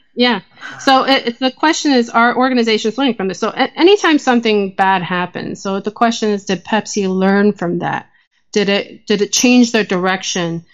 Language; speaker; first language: English; early bilingual, other home language; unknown